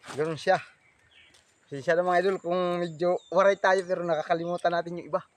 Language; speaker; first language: Filipino; non-native, local second language; Waray